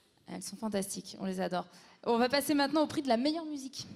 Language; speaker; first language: French; native; French